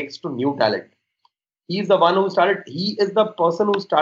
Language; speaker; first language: English; non-native, local second language; Hindi